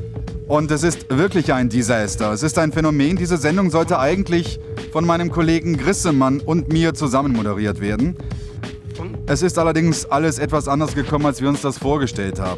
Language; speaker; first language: German; native; German